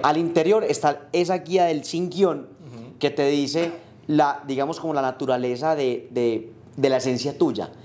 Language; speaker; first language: Spanish; native; Spanish